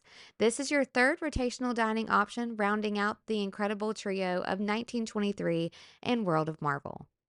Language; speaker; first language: English; native; English